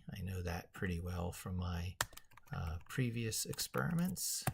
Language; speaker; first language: English; native; English